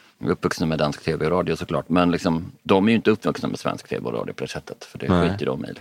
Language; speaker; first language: Swedish; native; Swedish